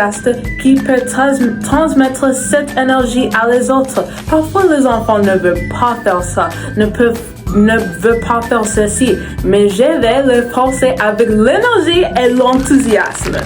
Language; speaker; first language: French; non-native, learner; English